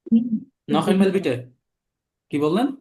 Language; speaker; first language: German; non-native, learner; Bangla